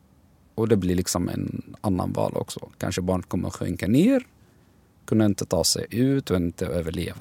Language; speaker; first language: Swedish; non-native, learner; Arabic